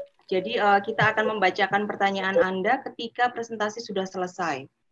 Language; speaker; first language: Indonesian; native; Indonesian